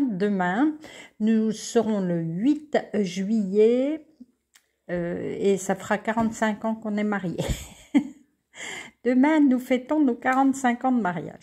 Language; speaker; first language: French; native; French